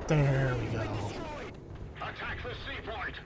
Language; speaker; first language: English; native; English